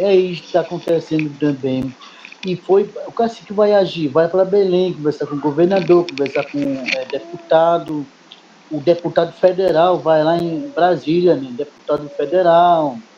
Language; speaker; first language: Portuguese; non-native, local second language; Kayapó